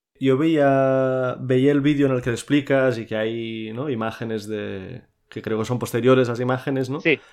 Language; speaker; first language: Spanish; non-native, local second language; Catalan